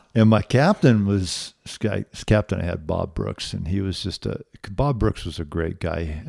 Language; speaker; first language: English; native; English